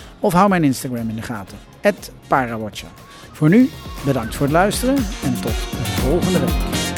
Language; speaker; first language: Dutch; native; Dutch